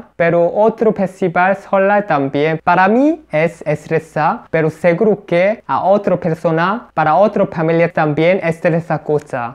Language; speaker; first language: Spanish; non-native, learner; Korean